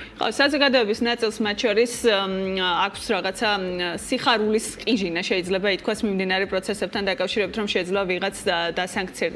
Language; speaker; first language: Georgian; native; Georgian